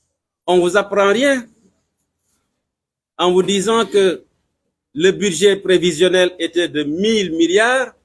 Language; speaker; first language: French; non-native, local second language; Wolof